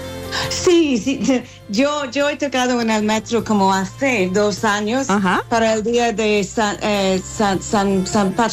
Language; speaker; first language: Spanish; non-native, fluent; English